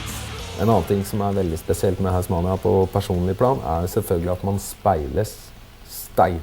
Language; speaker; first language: Norwegian; native; Norwegian